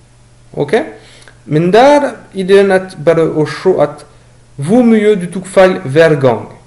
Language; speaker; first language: Norwegian; non-native, learner; French